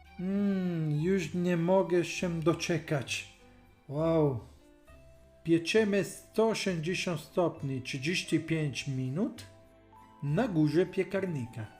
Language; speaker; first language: Polish; non-native, learner; Italian